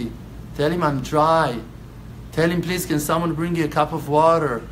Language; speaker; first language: English; non-native, fluent; Hebrew